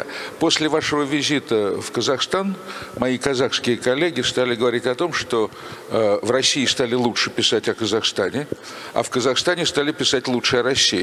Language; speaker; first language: Russian; native; Russian